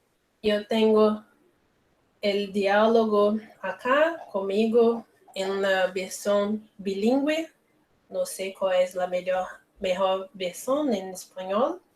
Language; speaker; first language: Spanish; non-native, learner; Portuguese